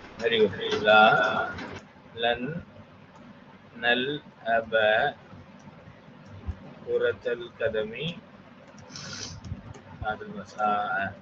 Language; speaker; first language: Arabic; non-native, fluent; Tamil